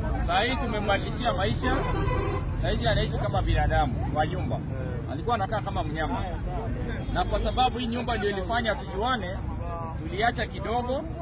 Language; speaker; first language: Swahili; native; Swahili